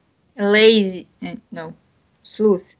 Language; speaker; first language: English; non-native, learner; Bashkir